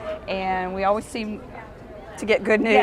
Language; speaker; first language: English; native; English